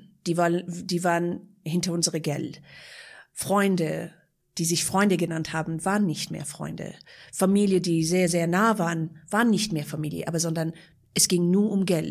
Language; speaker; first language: German; non-native, fluent; Persian